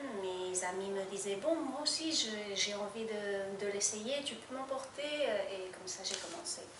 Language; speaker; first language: French; non-native, fluent; Spanish